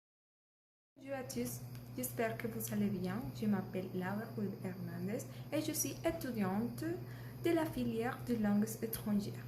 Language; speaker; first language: French; non-native, learner; Spanish